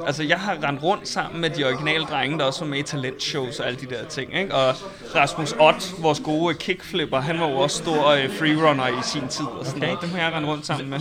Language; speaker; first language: Danish; native; Danish